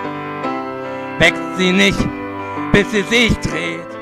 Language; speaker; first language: German; native; German